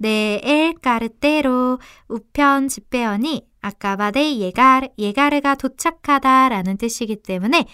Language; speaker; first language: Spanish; non-native, fluent; Korean